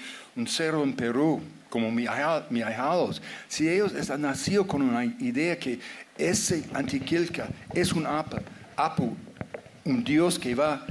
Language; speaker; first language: Spanish; non-native, fluent; English